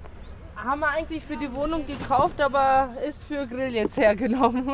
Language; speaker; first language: German; native; German